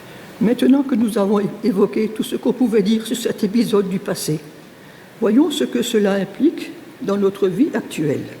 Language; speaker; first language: French; native; French